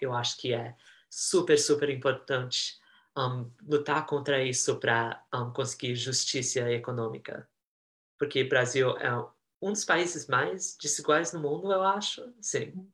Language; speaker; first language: Portuguese; early bilingual, heritage; Portuguese